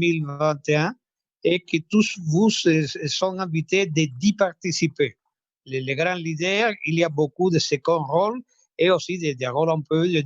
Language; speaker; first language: French; non-native, fluent; Spanish